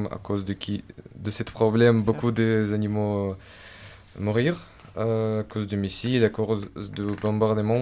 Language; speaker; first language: French; non-native, fluent; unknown